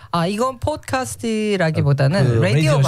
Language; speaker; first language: Korean; native; Korean